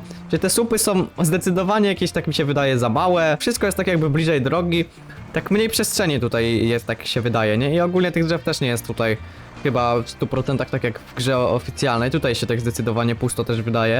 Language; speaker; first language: Polish; native; Polish